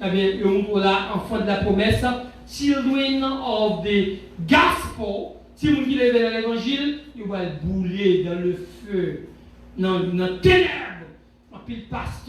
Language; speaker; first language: French; non-native, local second language; Haitian Creole